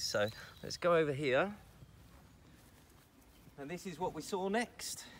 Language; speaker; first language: English; native; English